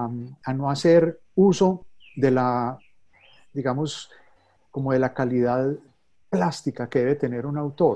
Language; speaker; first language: Spanish; native; Spanish